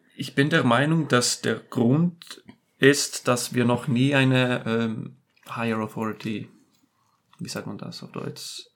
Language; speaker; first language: German; non-native, fluent; Icelandic